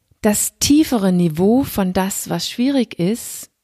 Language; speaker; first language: German; non-native, fluent; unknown